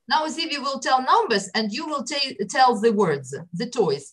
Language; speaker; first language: English; non-native, fluent; Ukrainian